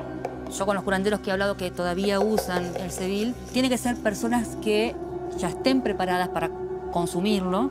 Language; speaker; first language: Spanish; native; Spanish